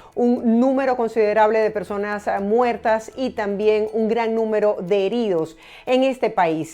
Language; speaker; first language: Spanish; native; Spanish